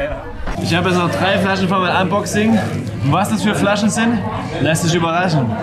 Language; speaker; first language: German; native; German